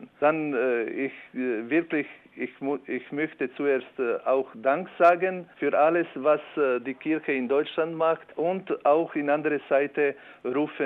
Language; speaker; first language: German; non-native, learner; Albanian